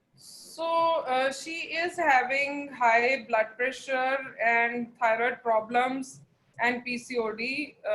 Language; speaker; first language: English; non-native, local second language; Punjabi